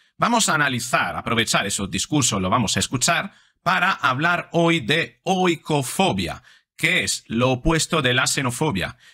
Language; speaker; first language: Spanish; non-native, fluent; Italian